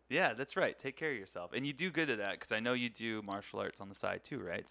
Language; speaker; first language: English; native; English